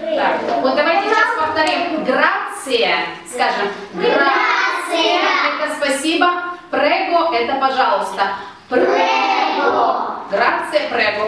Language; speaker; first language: Russian; native; Russian